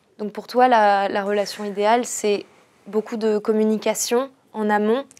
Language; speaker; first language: French; native; French